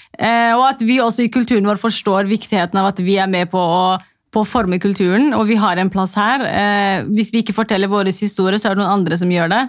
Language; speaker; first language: Norwegian; non-native, local second language; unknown